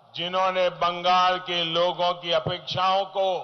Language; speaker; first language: Hindi; non-native, local second language; Gujarati